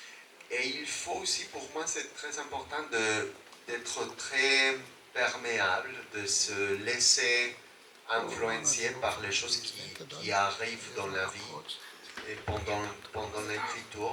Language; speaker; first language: French; non-native, fluent; Spanish